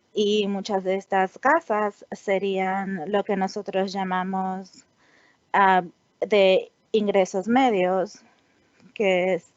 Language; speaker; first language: Spanish; non-native, fluent; English